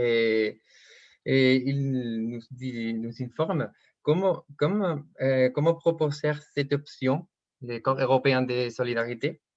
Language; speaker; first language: French; non-native, fluent; Spanish